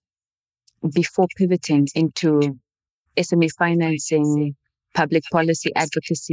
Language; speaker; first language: English; non-native, local second language; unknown